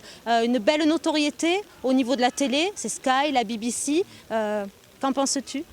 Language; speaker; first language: French; native; French